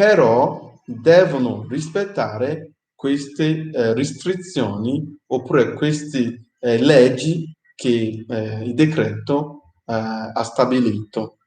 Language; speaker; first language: Italian; non-native, fluent; English